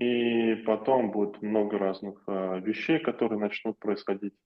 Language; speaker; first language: Russian; native; Russian